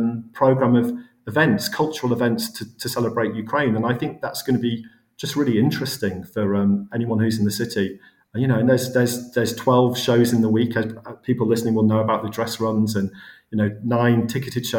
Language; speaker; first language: English; native; English